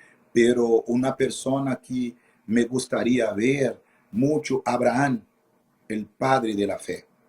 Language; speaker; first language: Spanish; non-native, fluent; Portuguese